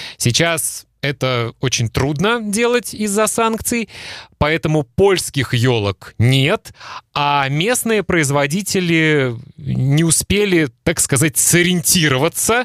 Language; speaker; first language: Russian; native; Russian